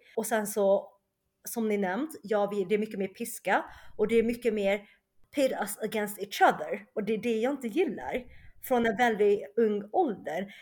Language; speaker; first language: Swedish; early bilingual, other home language; Chinese